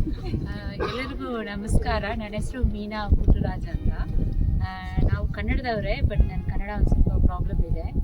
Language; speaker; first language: Kannada; early bilingual, heritage; Kannada